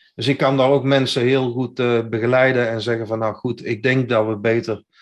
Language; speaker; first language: Dutch; native; Dutch